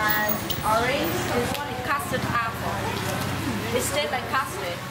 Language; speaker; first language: English; non-native, learner; Vietnamese